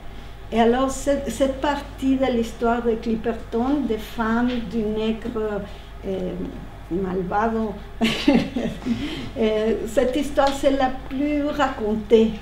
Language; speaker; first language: French; non-native, learner; Spanish